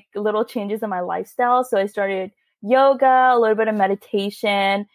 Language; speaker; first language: English; early bilingual, other home language; Hindi